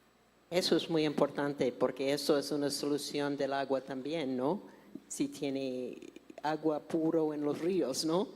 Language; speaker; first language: Spanish; non-native, fluent; English